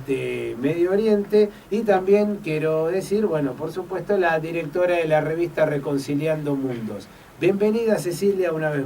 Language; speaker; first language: Spanish; native; Spanish